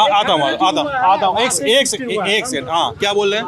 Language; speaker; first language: Hindi; native; Hindi